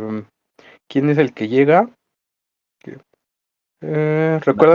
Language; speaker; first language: Spanish; native; Spanish